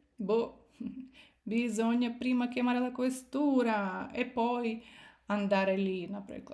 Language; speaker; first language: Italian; non-native, fluent; Ukrainian